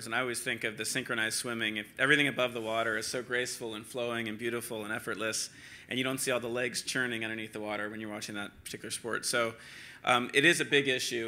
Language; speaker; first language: English; native; English